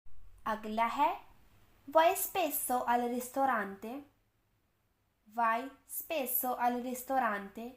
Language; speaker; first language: Italian; non-native, fluent; Urdu